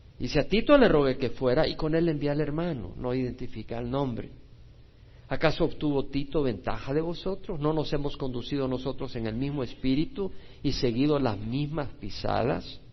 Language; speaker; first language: Spanish; native; Spanish